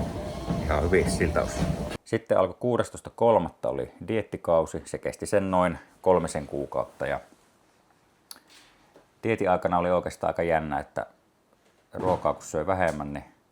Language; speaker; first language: Finnish; native; Finnish